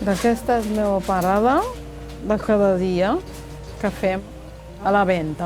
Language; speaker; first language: Catalan; non-native, fluent; Fula